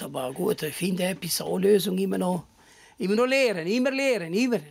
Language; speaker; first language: German; non-native, learner; Albanian